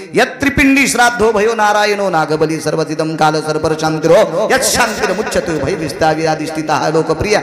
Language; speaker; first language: Hindi; non-native, local second language; Marathi